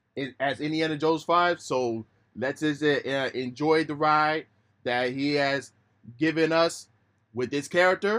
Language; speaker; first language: English; native; English